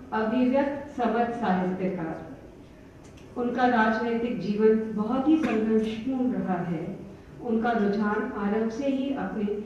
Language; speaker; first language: Hindi; native; Hindi